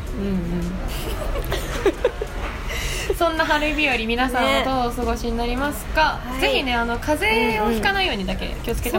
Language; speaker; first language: Japanese; native; Japanese